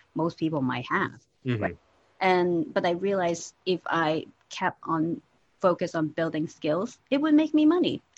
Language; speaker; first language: English; non-native, local second language; Cantonese